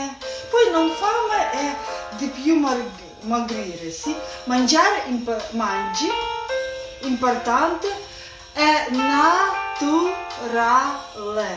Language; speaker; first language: Italian; non-native, learner; Russian